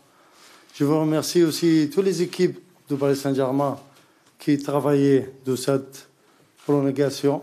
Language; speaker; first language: French; non-native, learner; Arabic